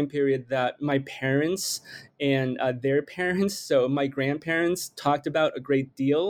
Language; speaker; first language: English; native; English